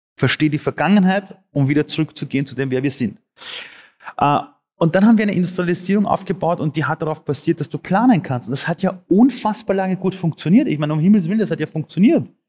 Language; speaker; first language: German; early bilingual, other home language; Persian